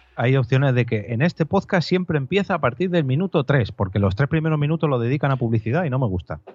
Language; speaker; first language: Spanish; native; Spanish